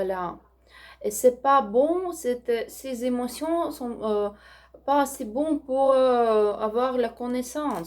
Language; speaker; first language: French; non-native, learner; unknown